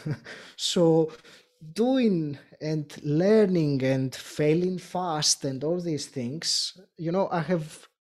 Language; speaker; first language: English; non-native, fluent; Greek